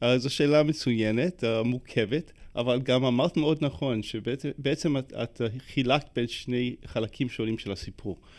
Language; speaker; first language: Hebrew; non-native, fluent; English